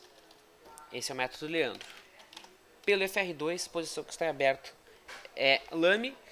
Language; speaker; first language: Portuguese; native; Portuguese